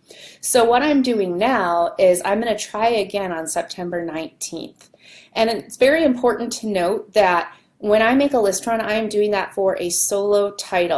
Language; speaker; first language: English; native; English